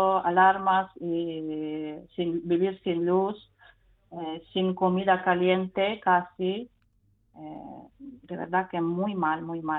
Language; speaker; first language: Spanish; non-native, fluent; Ukrainian